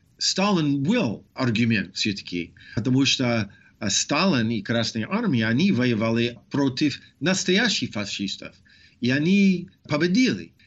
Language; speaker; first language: Russian; non-native, fluent; English